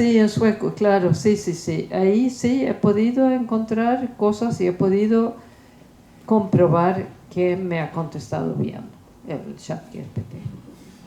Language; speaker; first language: Spanish; non-native, fluent; Swedish